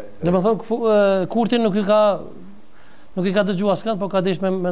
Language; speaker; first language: Albanian; native; Albanian